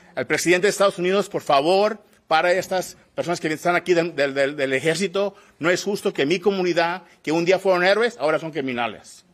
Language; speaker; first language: Spanish; early bilingual, heritage; Spanish